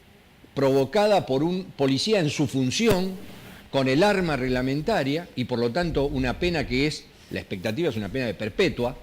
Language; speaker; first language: Spanish; native; Spanish